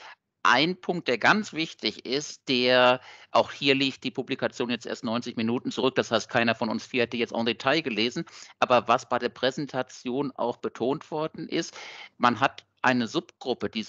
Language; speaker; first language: German; native; German